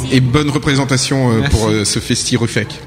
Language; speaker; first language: French; native; French